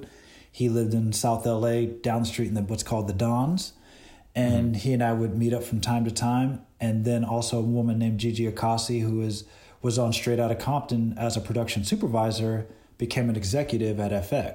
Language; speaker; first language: English; native; English